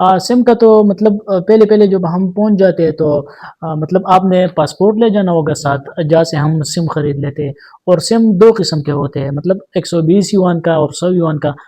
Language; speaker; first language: Urdu; non-native, local second language; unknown